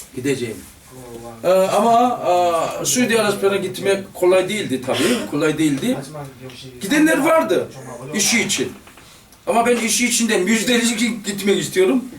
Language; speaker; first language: Turkish; non-native, fluent; Korean